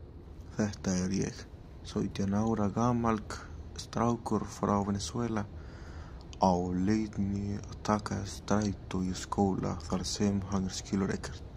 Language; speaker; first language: Icelandic; non-native, learner; Spanish